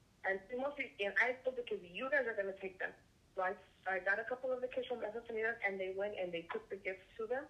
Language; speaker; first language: English; early bilingual, other home language; Spanish